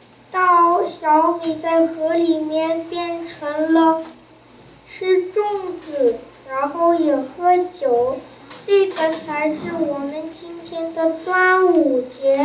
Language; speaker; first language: Chinese; early bilingual, heritage; Chinese